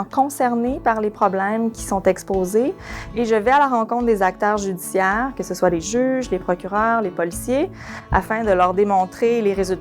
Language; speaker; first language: French; native; French